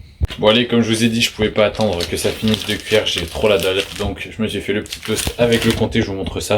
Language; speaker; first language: French; native; French